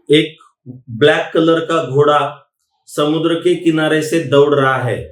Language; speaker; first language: Hindi; non-native, local second language; Marathi